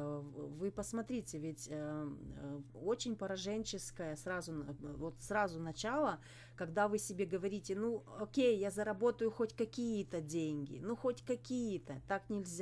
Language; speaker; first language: Russian; native; Russian